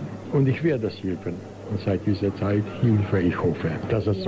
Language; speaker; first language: German; non-native, local second language; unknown